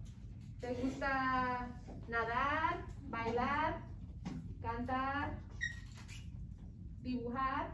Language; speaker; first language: Spanish; non-native, fluent; English